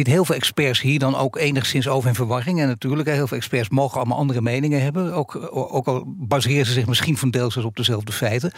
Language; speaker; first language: Dutch; native; Dutch